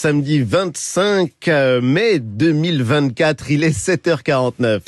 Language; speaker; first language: French; native; French